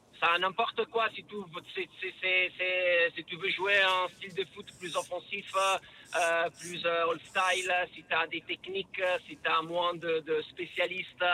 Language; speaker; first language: French; non-native, fluent; Italian